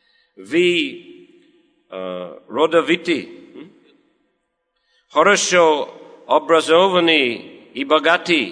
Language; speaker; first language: Russian; non-native, learner; English